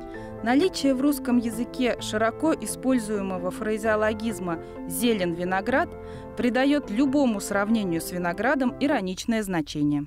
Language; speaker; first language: Russian; native; Russian